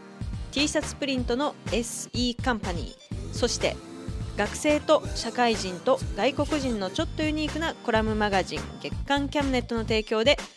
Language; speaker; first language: Japanese; native; Japanese